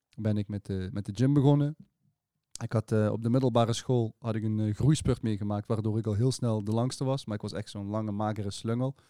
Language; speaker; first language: Dutch; early bilingual, other home language; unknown